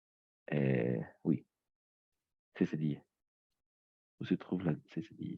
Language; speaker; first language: French; native; French